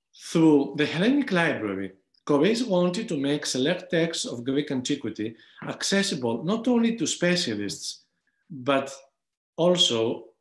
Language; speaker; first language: English; non-native, fluent; Greek